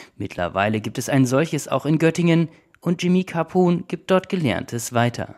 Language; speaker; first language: German; native; German